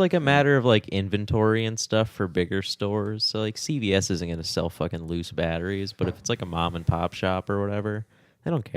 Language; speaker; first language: English; native; English